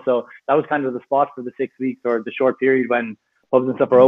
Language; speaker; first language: English; native; English